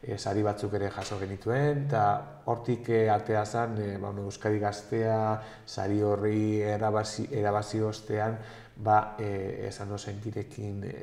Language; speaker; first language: Basque; native; Basque